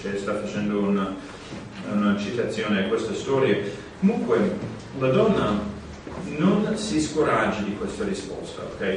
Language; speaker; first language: Italian; non-native, fluent; English